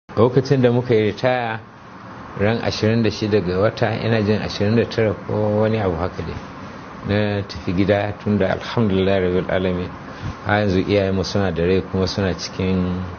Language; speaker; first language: Hausa; native; Hausa